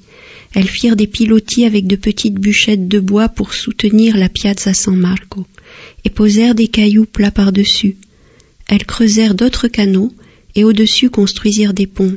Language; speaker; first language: French; native; French